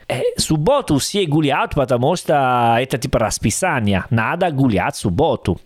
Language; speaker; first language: Russian; non-native, learner; Italian